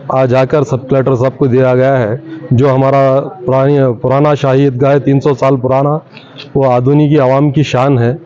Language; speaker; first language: Hindi; non-native, local second language; Urdu